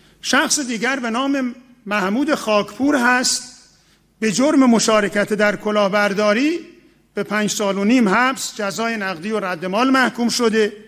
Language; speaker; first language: Persian; native; Persian